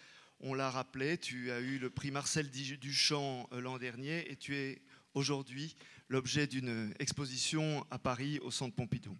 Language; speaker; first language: French; native; French